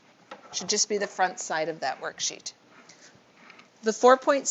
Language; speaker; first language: English; native; English